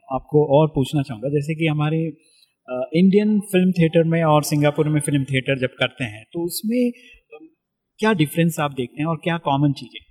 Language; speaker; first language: Hindi; native; Hindi